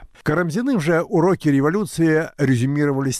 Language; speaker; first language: Russian; native; Russian